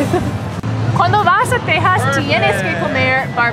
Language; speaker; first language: Spanish; non-native, fluent; English